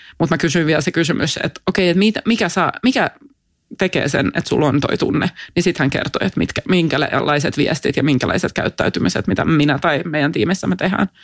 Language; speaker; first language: Finnish; non-native, local second language; Swedish